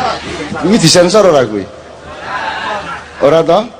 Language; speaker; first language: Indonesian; non-native, local second language; Javanese